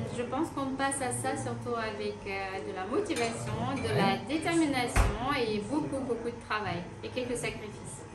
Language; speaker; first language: French; non-native, fluent; Romanian